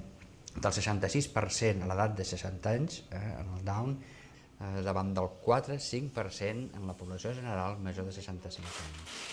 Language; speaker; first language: Catalan; native; Catalan